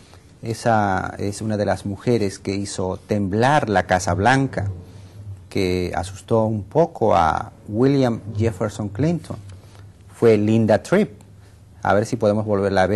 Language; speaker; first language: Spanish; native; Spanish